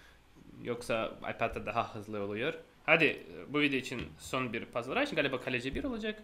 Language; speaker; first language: Turkish; non-native, fluent; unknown